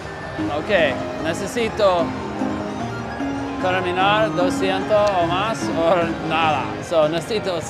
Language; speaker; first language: Spanish; non-native, learner; English